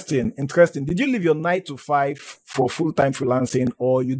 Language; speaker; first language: English; non-native, local second language; Yoruba